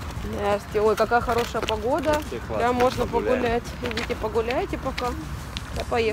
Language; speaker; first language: Russian; native; Russian